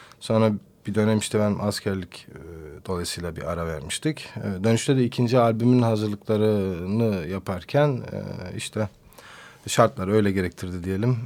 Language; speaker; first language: Turkish; non-native, local second language; Kurdish